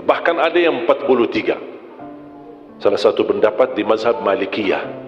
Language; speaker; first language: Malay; non-native, fluent; Arabic